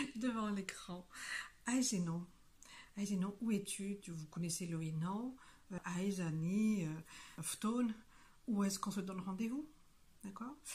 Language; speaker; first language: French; non-native, local second language; Malagasy